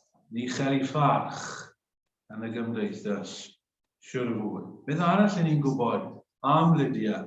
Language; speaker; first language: Welsh; native; Welsh